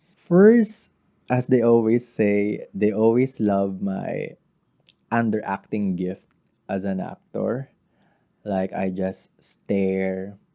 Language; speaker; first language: English; non-native, local second language; Filipino